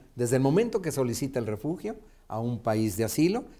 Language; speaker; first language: Spanish; native; Spanish